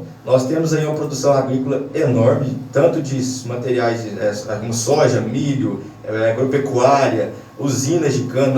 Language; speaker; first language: Portuguese; native; Portuguese